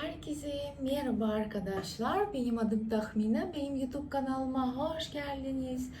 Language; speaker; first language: Turkish; non-native, fluent; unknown